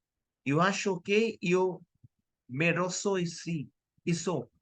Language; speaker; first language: Portuguese; non-native, learner; Hindi